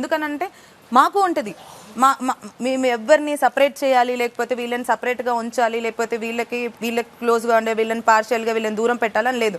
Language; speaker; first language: Telugu; native; Telugu